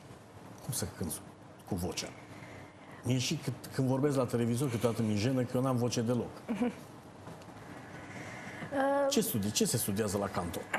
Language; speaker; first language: Romanian; native; Romanian